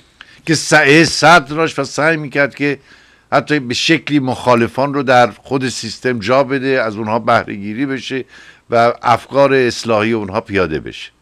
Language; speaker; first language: Persian; native; Persian